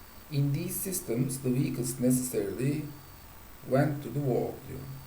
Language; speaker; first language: English; non-native, fluent; Turkish